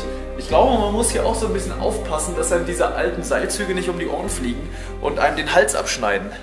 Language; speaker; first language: German; native; German